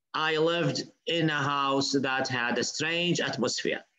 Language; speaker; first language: English; non-native, fluent; Arabic